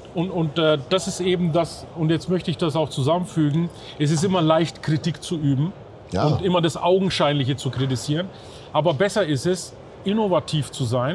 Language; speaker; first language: German; native; German